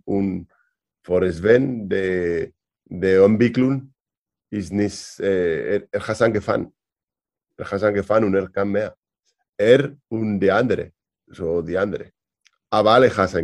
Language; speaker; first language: German; non-native, learner; Spanish